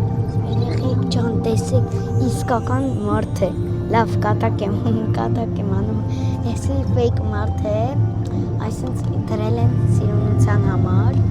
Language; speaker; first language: Armenian; early bilingual, heritage; Armenian